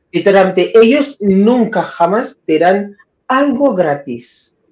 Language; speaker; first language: Spanish; non-native, fluent; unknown